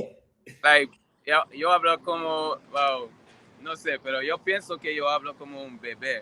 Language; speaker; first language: Spanish; non-native, learner; English